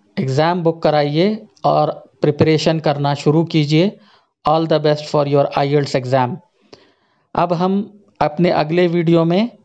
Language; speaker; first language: Hindi; native; Hindi